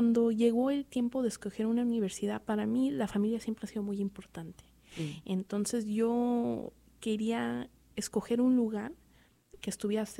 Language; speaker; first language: Spanish; early bilingual, heritage; Spanish